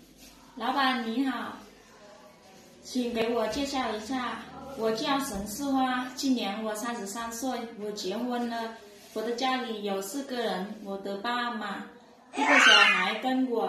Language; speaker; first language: Chinese; non-native, learner; Vietnamese